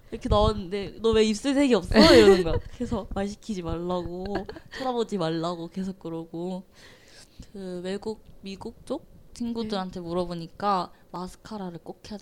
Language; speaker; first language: Korean; non-native, learner; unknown